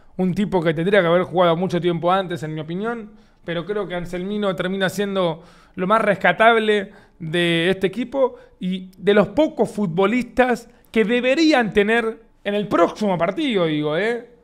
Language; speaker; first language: Spanish; native; Spanish